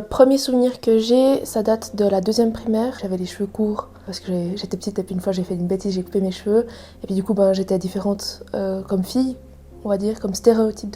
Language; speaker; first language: French; native; French